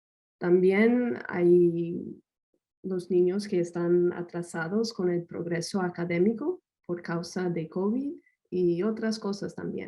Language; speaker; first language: Spanish; non-native, fluent; English